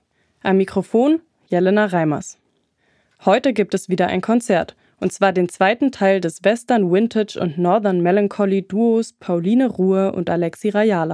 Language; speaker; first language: German; native; German